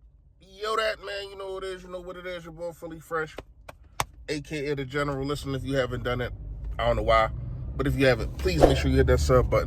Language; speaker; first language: English; native; English